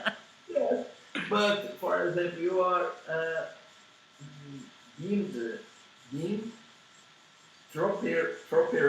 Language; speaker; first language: English; non-native, learner; Portuguese